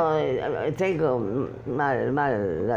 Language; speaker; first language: Spanish; non-native, fluent; Polish